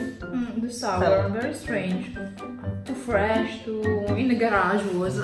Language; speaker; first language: English; non-native, fluent; Italian